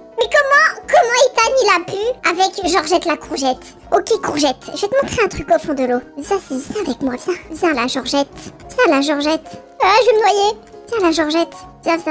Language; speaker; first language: French; early bilingual, other home language; Polish